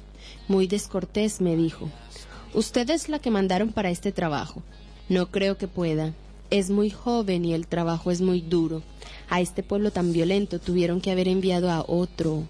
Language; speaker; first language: Spanish; native; Spanish